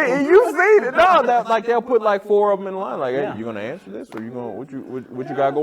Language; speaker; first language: English; native; English